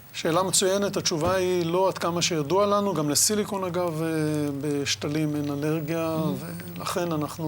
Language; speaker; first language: Hebrew; native; Hebrew